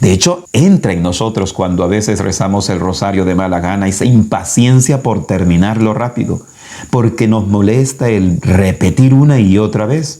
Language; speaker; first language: Spanish; native; Spanish